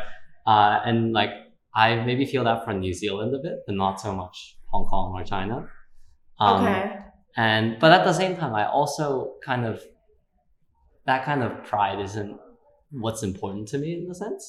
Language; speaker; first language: English; native; English